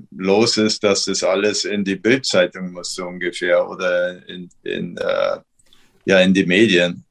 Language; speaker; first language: German; native; German